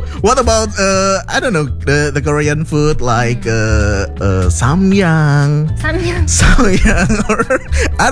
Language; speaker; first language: English; non-native, fluent; Indonesian